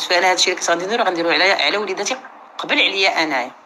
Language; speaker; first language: Arabic; native; Arabic